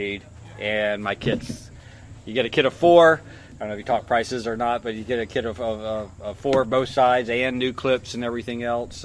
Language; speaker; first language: English; native; English